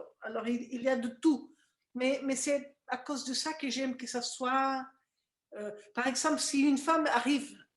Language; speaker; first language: French; non-native, fluent; Spanish